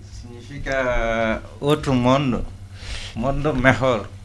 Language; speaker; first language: Spanish; non-native, local second language; Wolof